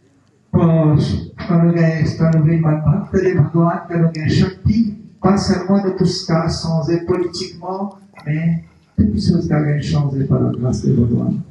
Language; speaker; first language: French; non-native, local second language; Morisyen